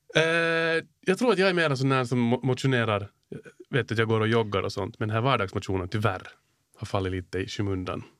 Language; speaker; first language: Swedish; native; Swedish